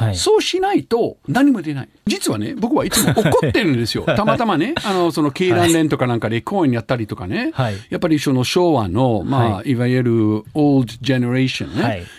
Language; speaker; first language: Japanese; non-native, fluent; German